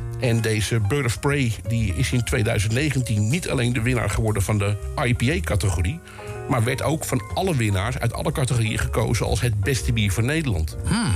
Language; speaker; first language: Dutch; native; Dutch